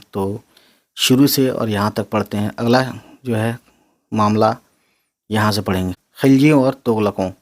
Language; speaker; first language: Urdu; native; Urdu